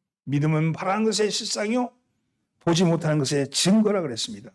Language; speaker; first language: Korean; native; Korean